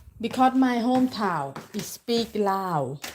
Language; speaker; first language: English; non-native, learner; Lao